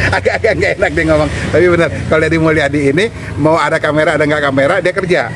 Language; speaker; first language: Indonesian; native; Indonesian